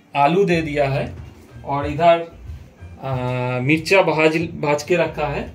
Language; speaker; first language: Hindi; non-native, local second language; Bangla